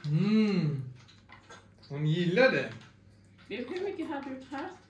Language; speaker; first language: Swedish; early bilingual, other home language; Turkish